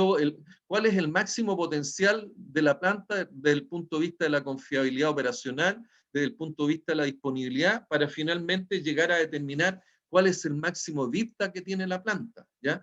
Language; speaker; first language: Spanish; native; Spanish